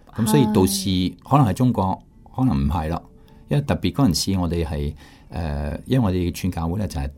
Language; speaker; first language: Cantonese; non-native, fluent; French